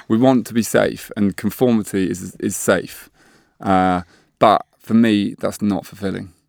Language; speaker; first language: English; native; English